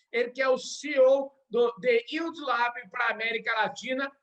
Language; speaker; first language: Portuguese; native; Portuguese